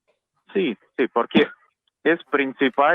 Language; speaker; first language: Spanish; non-native, learner; Russian